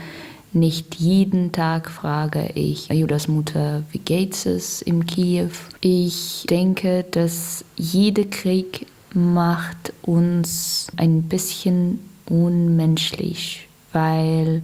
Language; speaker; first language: German; non-native, learner; Russian